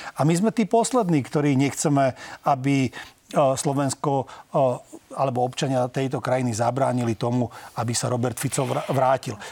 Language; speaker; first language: Slovak; non-native, local second language; Hungarian